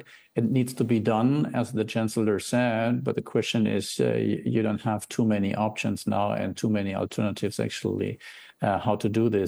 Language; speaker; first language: English; non-native, fluent; German